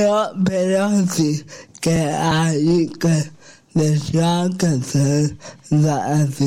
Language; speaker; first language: Catalan; non-native, local second language; Spanish